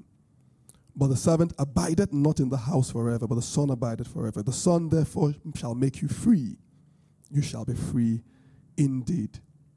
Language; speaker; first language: English; non-native, local second language; Bini